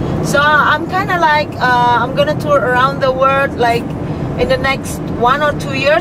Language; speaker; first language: English; non-native, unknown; Indonesian